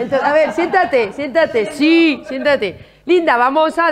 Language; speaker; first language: Spanish; native; Spanish